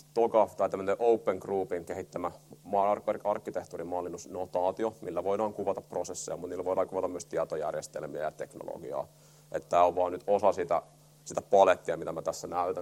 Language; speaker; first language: Finnish; native; Finnish